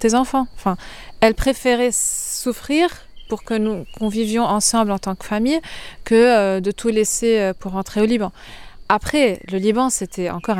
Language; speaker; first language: French; non-native, local second language; Arabic